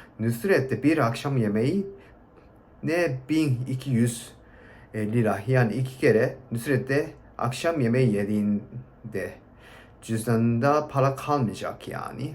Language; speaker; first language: Turkish; non-native, fluent; Japanese